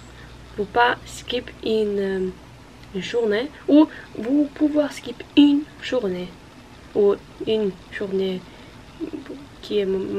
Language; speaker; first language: French; non-native, learner; Norwegian